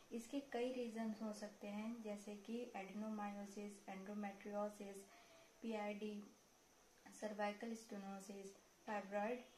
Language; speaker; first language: Hindi; native; Hindi